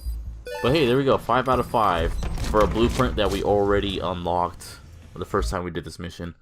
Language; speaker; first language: English; native; English